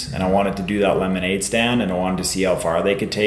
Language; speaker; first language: English; native; English